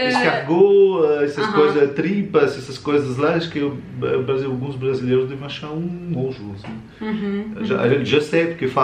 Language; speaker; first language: Portuguese; non-native, fluent; French